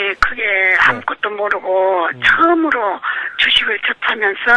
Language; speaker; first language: Korean; native; Korean